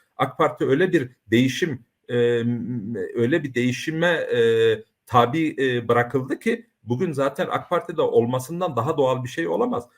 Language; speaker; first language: Turkish; early bilingual, heritage; Turkish